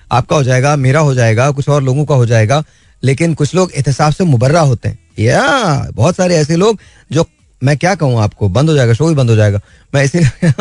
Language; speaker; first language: Urdu; native; Urdu